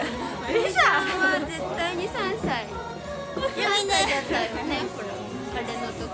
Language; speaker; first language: Japanese; native; Japanese